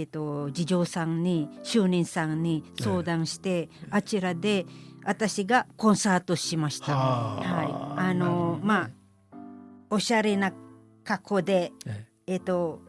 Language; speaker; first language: Japanese; non-native, fluent; Filipino